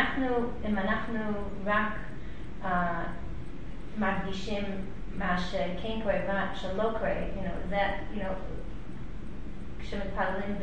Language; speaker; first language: Hebrew; non-native, learner; English